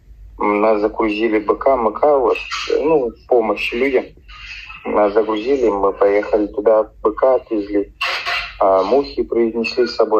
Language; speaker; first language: Russian; native; Russian